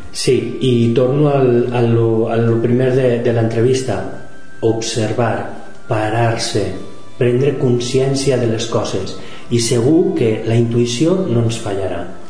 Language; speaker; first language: Catalan; non-native, local second language; Spanish